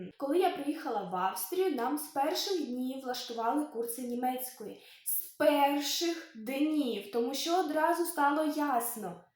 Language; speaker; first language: Ukrainian; native; Ukrainian